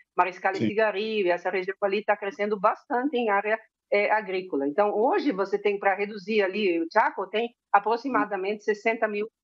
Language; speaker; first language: Portuguese; early bilingual, heritage; Spanish